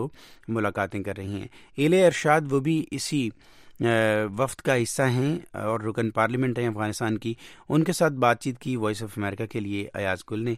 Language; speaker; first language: Urdu; native; Urdu